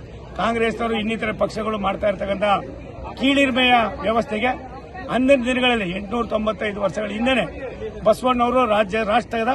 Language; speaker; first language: Kannada; native; Kannada